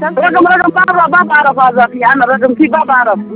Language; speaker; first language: Arabic; non-native, learner; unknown